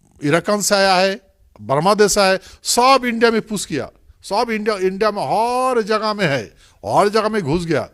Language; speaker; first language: Hindi; non-native, local second language; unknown